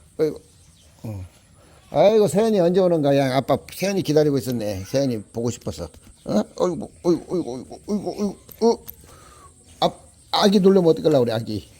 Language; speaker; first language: Korean; native; Korean